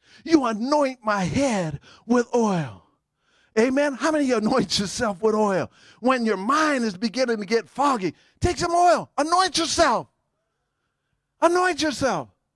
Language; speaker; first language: English; native; English